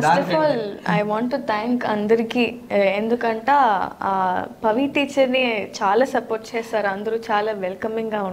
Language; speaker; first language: Telugu; non-native, learner; Tamil